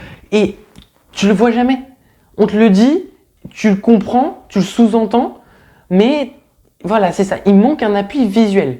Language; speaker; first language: French; native; French